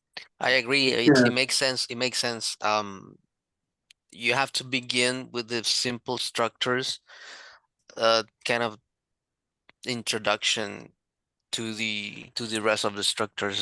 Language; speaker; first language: English; non-native, fluent; Spanish